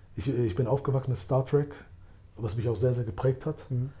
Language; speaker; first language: German; early bilingual, other home language; Albanian